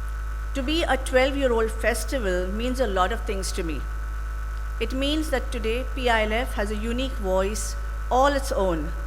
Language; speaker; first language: English; non-native, local second language; Marathi